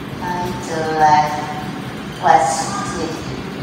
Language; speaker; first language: English; non-native, learner; Vietnamese